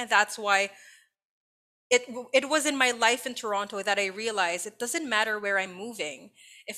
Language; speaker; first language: English; non-native, local second language; Filipino